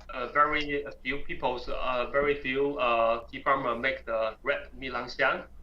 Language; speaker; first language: English; non-native, learner; Chinese